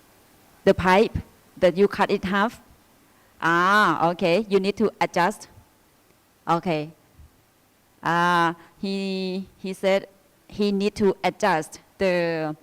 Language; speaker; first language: English; non-native, learner; Thai